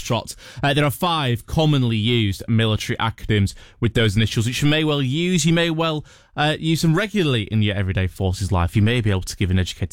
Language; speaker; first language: English; native; English